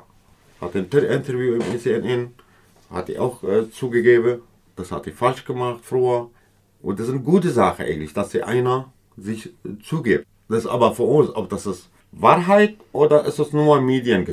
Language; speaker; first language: German; non-native, fluent; Kurdish